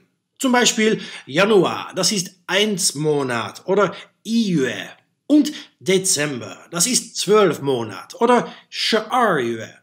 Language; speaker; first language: German; non-native, fluent; Dutch